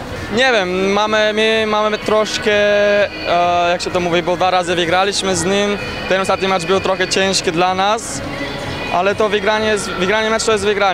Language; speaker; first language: Polish; non-native, learner; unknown